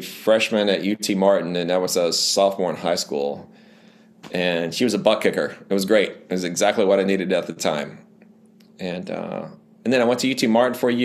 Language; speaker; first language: English; native; English